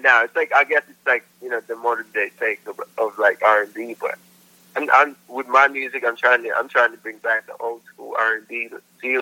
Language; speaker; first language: English; non-native, local second language; Filipino